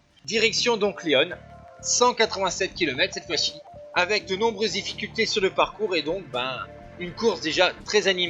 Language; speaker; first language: French; native; French